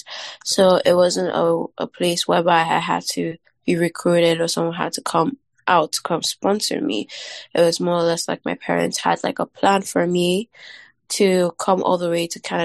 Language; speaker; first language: English; non-native, local second language; Yoruba